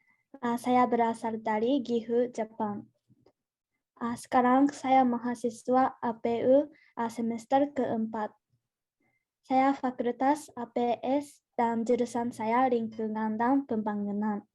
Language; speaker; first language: Indonesian; non-native, learner; Japanese